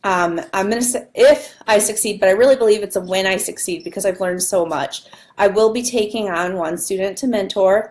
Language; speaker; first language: English; native; English